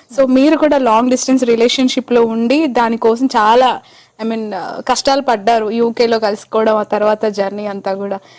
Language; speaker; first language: Telugu; native; Telugu